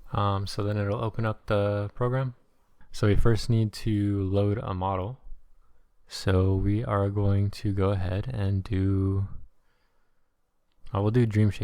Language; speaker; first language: English; native; English